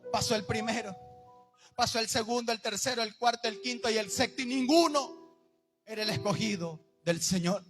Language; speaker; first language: Spanish; native; Spanish